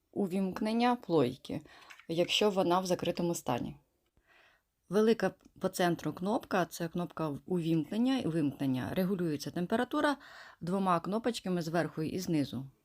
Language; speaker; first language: Ukrainian; native; Ukrainian